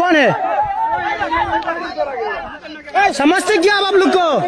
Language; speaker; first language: Hindi; non-native, learner; Bangla